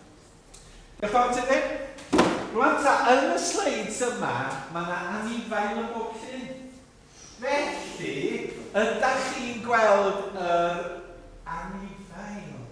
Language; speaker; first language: Welsh; native; Welsh